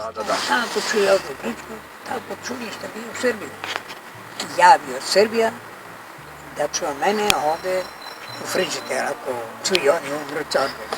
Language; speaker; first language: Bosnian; early bilingual, heritage; Bosnian